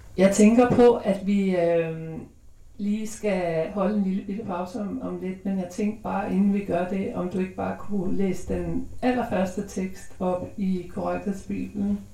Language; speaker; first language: Danish; native; Danish